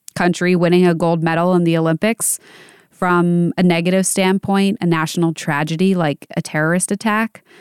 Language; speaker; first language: English; native; English